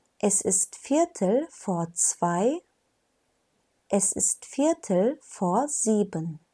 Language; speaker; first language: German; non-native, fluent; Turkish